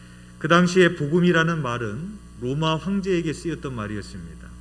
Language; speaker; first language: Korean; native; Korean